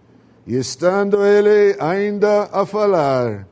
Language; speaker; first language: Portuguese; non-native, learner; Spanish